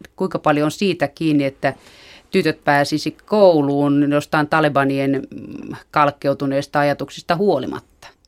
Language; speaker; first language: Finnish; native; Finnish